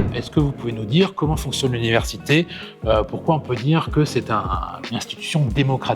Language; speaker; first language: French; native; French